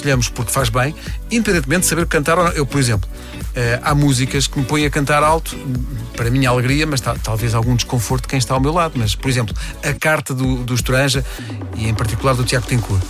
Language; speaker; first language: Portuguese; native; Portuguese